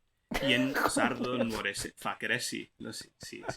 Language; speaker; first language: Spanish; non-native, fluent; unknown